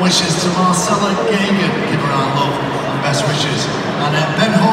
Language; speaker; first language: English; native; English